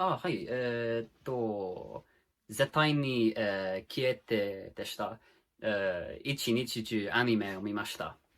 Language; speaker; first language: Japanese; non-native, learner; English